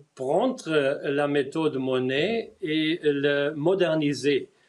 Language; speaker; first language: French; non-native, fluent; German